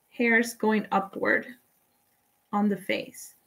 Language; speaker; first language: English; non-native, fluent; Spanish